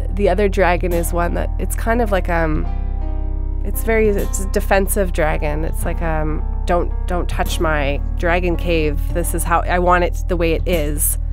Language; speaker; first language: English; native; English